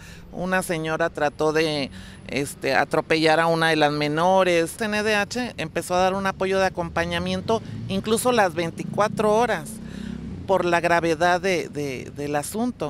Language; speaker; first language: Spanish; native; Spanish